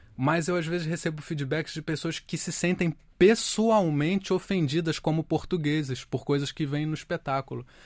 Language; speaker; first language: Portuguese; native; Portuguese